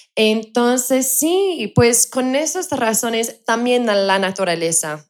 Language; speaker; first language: Spanish; non-native, fluent; English